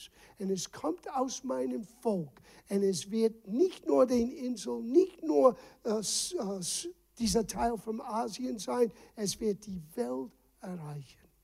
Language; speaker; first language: German; non-native, fluent; English